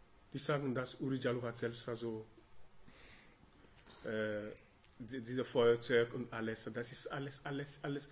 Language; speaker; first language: German; non-native, learner; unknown